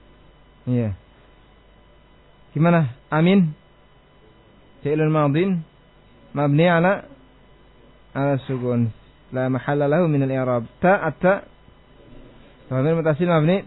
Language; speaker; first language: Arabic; non-native, fluent; Indonesian